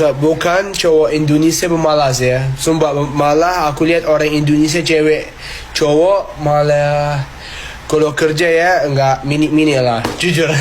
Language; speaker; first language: Indonesian; non-native, fluent; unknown